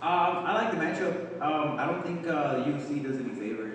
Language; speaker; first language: English; native; English